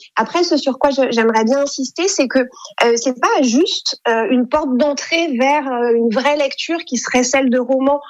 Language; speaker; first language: French; native; French